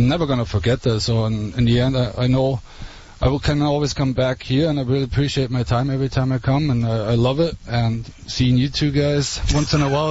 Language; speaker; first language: English; non-native, fluent; German